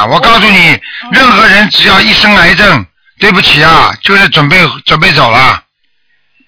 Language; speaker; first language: Chinese; native; Chinese